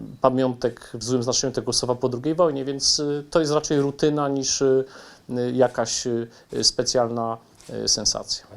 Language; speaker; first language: Polish; native; Polish